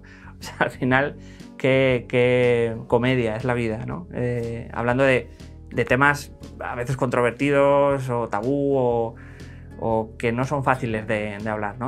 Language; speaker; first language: Spanish; native; Spanish